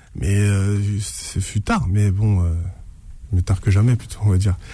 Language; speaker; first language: French; native; French